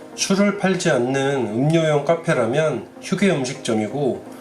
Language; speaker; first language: Korean; native; Korean